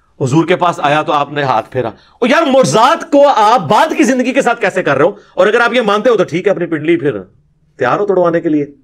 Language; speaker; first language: Urdu; non-native, local second language; Punjabi